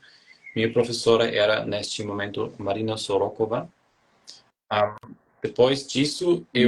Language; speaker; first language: Portuguese; non-native, fluent; German